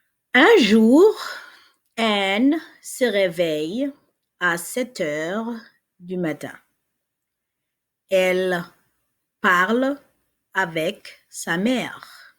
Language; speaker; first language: French; non-native, fluent; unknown